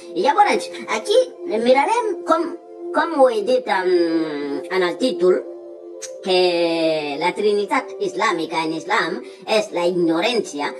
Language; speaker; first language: Catalan; non-native, fluent; Fula